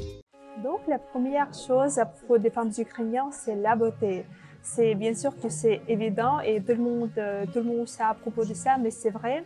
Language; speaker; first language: French; non-native, fluent; Russian